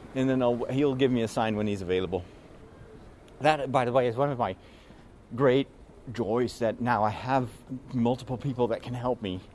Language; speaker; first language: English; non-native, fluent; Dutch